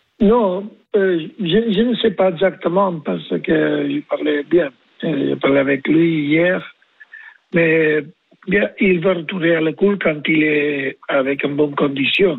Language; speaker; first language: French; non-native, learner; Spanish